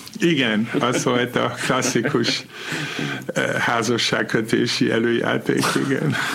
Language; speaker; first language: Hungarian; non-native, fluent; German